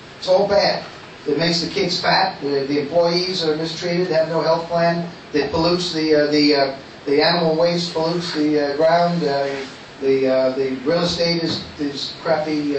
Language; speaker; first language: English; native; English